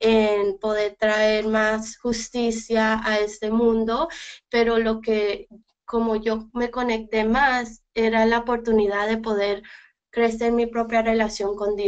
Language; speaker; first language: Spanish; early bilingual, heritage; Spanish